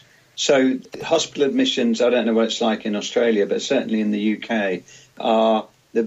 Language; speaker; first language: English; native; English